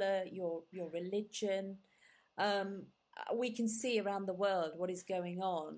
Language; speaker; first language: English; non-native, local second language; Gujarati